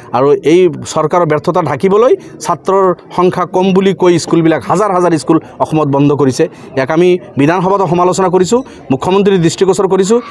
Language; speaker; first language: Assamese; non-native, local second language; Bangla